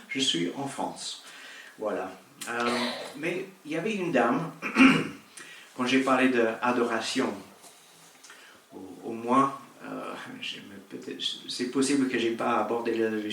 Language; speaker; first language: French; native; French